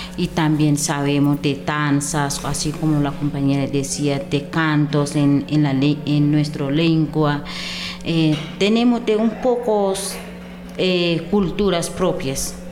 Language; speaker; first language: Spanish; non-native, local second language; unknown